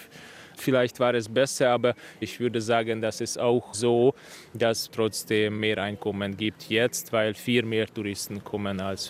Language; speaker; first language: German; non-native, fluent; Hungarian